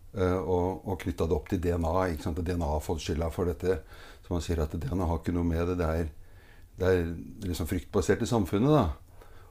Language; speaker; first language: Norwegian; native; Norwegian